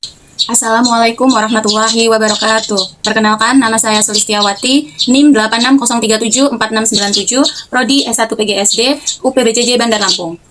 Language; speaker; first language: Indonesian; native; Indonesian